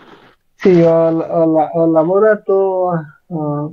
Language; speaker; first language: Italian; non-native, learner; Bangla